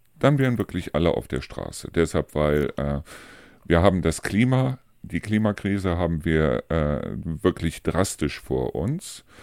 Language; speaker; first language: German; native; German